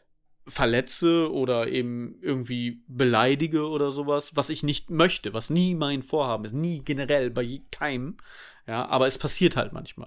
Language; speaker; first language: German; native; German